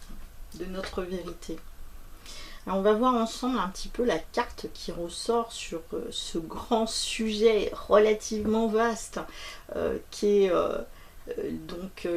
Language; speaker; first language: French; native; French